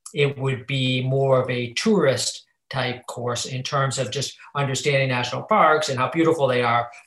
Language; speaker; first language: English; native; English